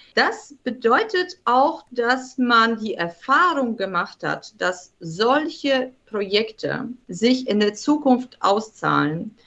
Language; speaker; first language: German; native; German